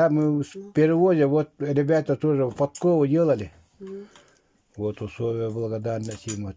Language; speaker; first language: Russian; non-native, local second language; Yakut